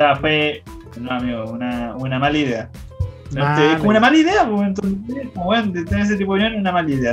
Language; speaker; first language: Spanish; native; Spanish